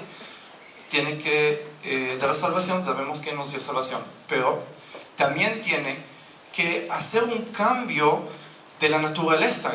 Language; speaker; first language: Spanish; non-native, fluent; Hebrew